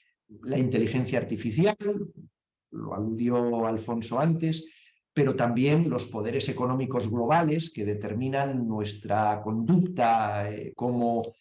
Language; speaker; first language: Spanish; native; Spanish